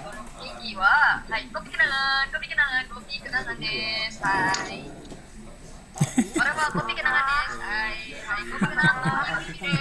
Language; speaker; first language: Japanese; non-native, learner; Indonesian